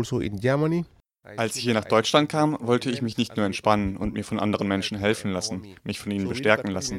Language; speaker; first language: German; non-native, fluent; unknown